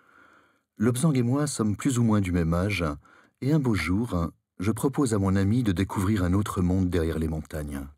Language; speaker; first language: French; native; French